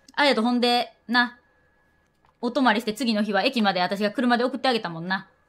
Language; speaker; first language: Japanese; native; Japanese